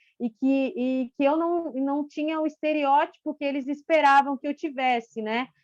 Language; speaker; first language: Portuguese; non-native, local second language; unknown